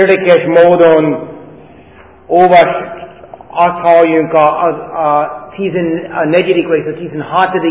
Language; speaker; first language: Hungarian; non-native, fluent; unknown